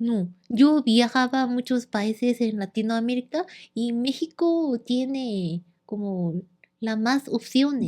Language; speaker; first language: Spanish; non-native, learner; Korean